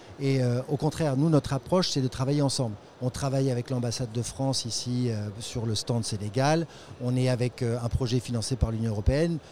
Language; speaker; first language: French; native; French